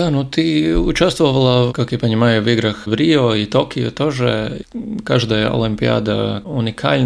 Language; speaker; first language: Ukrainian; non-native, learner; Russian